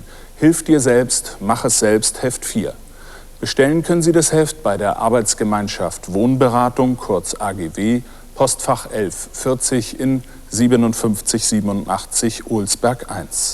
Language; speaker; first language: German; native; German